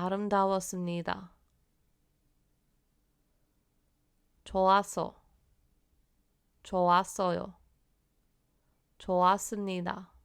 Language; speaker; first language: Korean; non-native, fluent; English